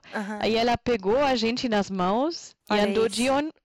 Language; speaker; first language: Portuguese; non-native, fluent; German